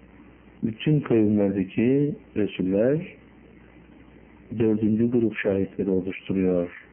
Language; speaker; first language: Turkish; native; Turkish